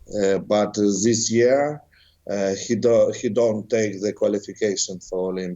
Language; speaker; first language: English; non-native, learner; Ukrainian